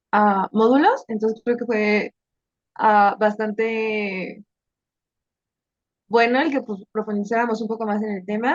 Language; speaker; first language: Spanish; native; Spanish